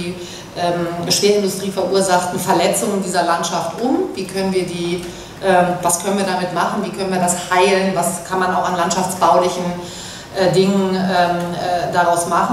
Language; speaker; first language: German; native; German